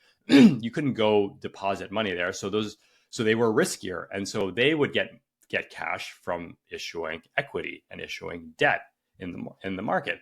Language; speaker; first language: English; native; English